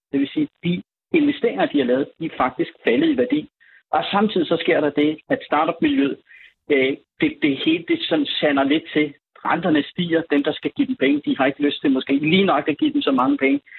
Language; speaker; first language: Danish; native; Danish